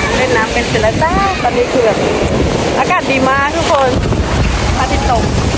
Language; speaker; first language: Thai; non-native, local second language; S'gaw Karen